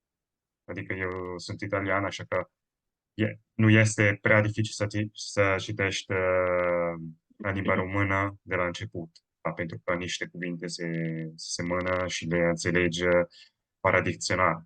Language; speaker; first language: Romanian; non-native, fluent; Italian